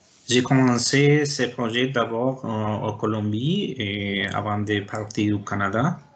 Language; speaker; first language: French; non-native, learner; Spanish